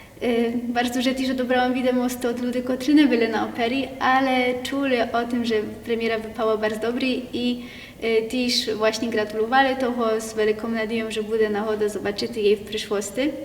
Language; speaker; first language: Polish; non-native, local second language; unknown